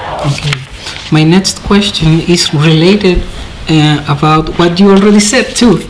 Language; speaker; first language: English; non-native, fluent; Spanish